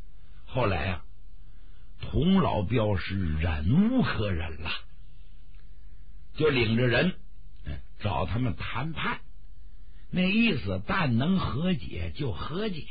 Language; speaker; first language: Chinese; native; Chinese